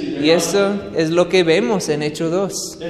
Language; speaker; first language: Spanish; non-native, fluent; English